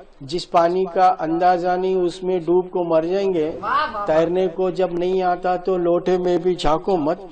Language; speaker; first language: Urdu; native; Urdu